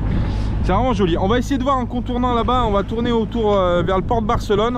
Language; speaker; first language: French; native; French